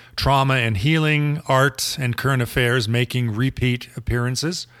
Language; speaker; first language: English; non-native, fluent; German